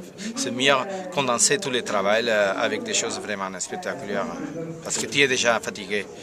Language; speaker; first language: French; non-native, learner; Spanish